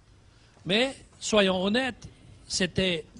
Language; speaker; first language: French; non-native, fluent; German